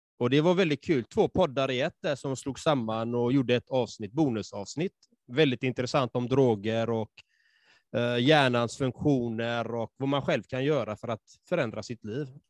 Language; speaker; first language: Swedish; native; Swedish